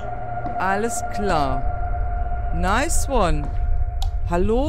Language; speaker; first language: German; native; German